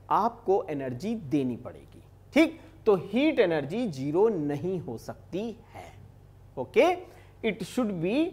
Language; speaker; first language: Hindi; native; Hindi